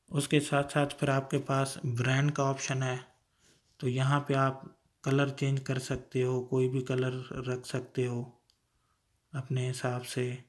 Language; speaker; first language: Urdu; non-native, local second language; Sindhi